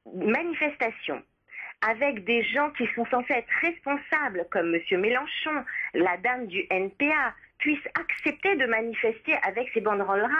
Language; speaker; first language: French; native; French